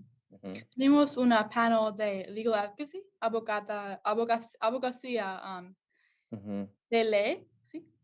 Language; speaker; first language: Spanish; non-native, learner; English